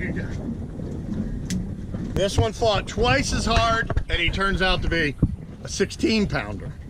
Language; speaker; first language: English; native; English